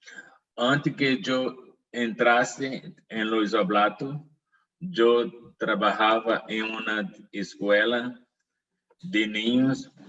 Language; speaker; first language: Portuguese; non-native, learner; Spanish